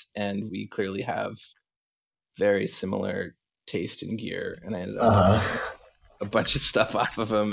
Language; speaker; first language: English; native; English